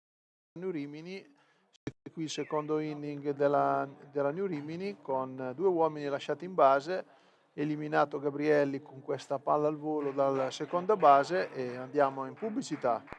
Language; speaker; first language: Italian; native; Italian